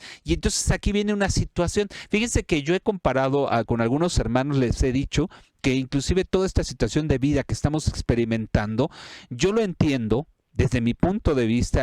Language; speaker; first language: Spanish; native; Spanish